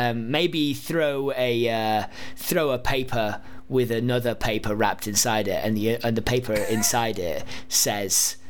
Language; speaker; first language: English; native; English